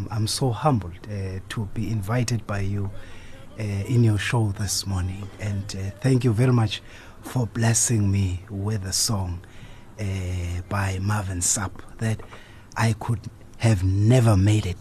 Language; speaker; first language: English; non-native, local second language; Zulu